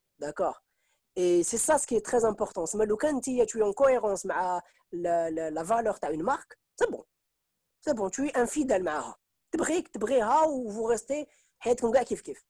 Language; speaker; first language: French; non-native, local second language; Arabic